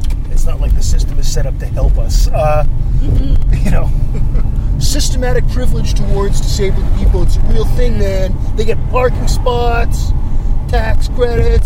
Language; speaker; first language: English; native; English